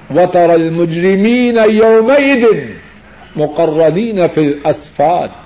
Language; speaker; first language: Urdu; non-native, local second language; Punjabi